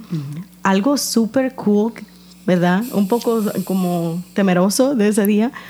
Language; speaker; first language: Spanish; native; Spanish